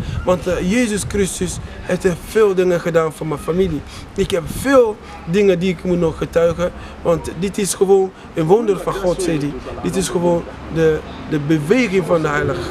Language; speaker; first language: Dutch; non-native, fluent; French